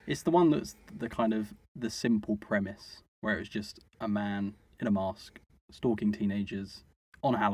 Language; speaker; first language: English; native; English